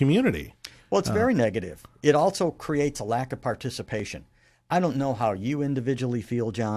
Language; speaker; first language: English; native; English